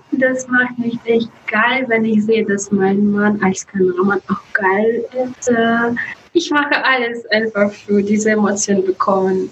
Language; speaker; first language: German; non-native, learner; Russian